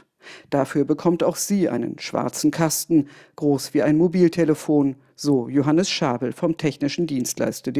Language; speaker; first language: German; native; German